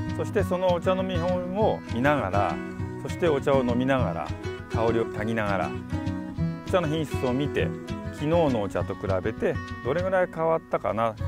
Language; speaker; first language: Japanese; native; Japanese